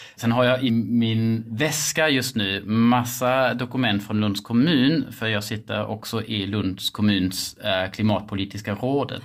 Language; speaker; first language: Swedish; non-native, fluent; German